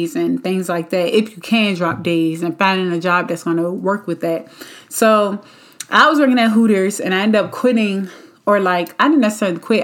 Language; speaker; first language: English; native; English